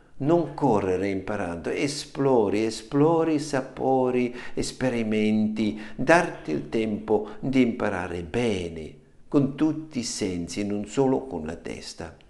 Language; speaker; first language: Italian; non-native, fluent; German